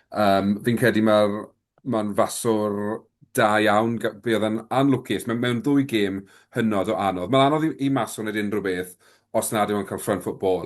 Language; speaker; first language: Welsh; native; Welsh